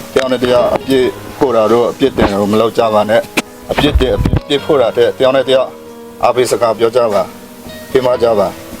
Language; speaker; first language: Burmese; non-native, local second language; Western Kayah